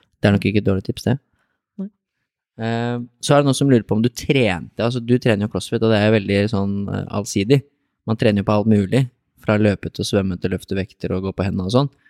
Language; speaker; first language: Norwegian; native; Norwegian